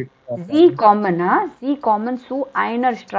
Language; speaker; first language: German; non-native, fluent; Hindi